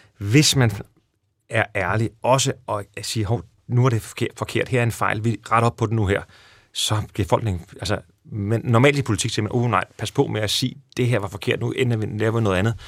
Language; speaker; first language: Danish; native; Danish